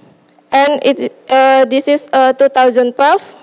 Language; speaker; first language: English; non-native, learner; Indonesian